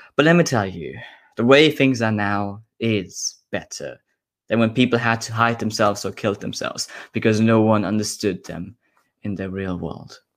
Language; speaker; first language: English; non-native, fluent; German